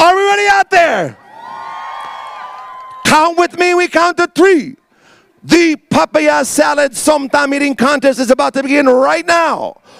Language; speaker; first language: English; native; English